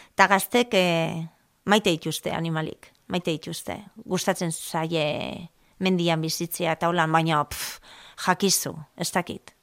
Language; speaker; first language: Basque; non-native, local second language; Spanish